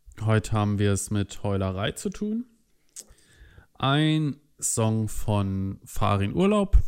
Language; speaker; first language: German; native; German